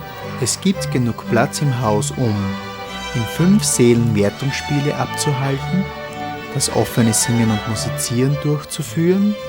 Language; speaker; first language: German; native; German